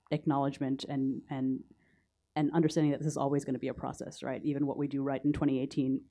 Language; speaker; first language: English; native; English